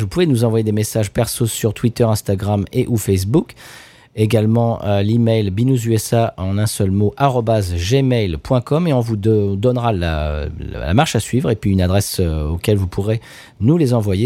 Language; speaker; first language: French; native; French